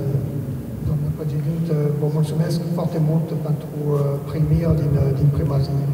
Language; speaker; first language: Romanian; non-native, learner; French